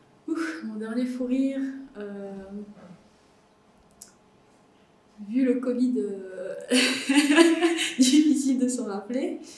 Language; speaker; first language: French; non-native, local second language; Malagasy